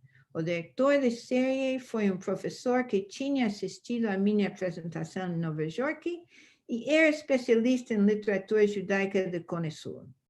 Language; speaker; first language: Portuguese; non-native, fluent; English